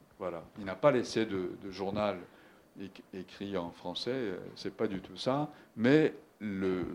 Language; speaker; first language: French; non-native, fluent; Japanese